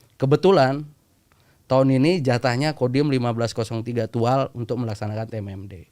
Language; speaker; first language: Indonesian; native; Indonesian